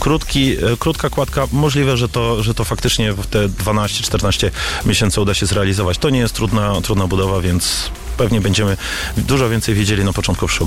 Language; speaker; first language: Polish; native; Polish